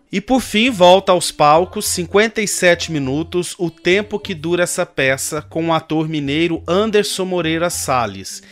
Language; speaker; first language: Portuguese; native; Portuguese